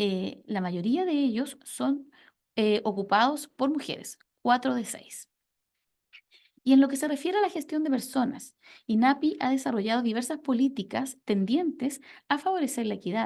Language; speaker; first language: Spanish; native; Spanish